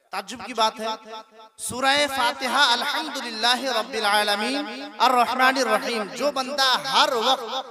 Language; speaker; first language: Urdu; non-native, local second language; Bangla